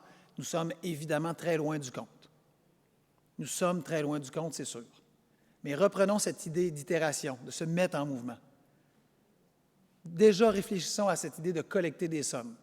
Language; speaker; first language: French; native; French